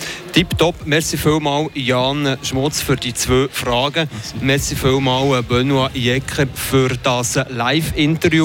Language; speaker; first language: German; native; German